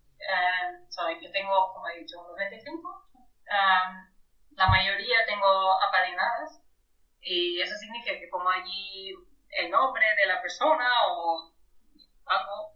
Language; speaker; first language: Spanish; non-native, fluent; German